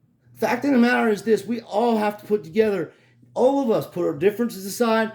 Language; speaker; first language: English; native; English